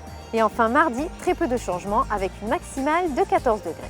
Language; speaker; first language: French; native; French